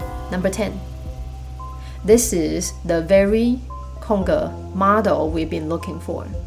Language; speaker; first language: English; non-native, fluent; Chinese